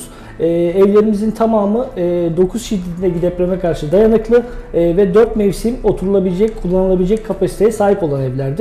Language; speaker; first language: Turkish; native; Turkish